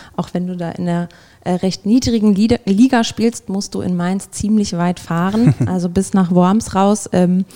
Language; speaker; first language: German; native; German